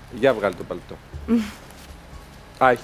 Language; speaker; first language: Greek; native; Greek